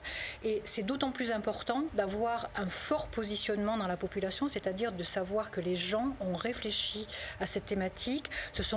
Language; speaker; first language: French; native; French